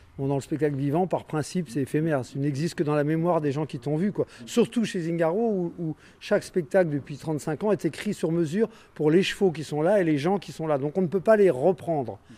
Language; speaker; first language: French; native; French